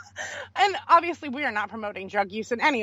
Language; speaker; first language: English; native; English